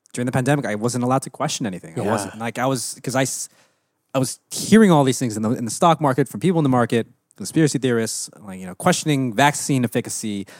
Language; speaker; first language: English; early bilingual, other home language; Filipino